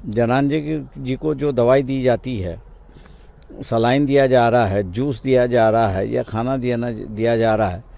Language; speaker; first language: Hindi; non-native, local second language; Marathi